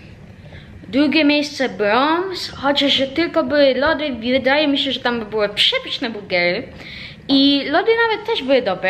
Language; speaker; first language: Polish; early bilingual, heritage; Polish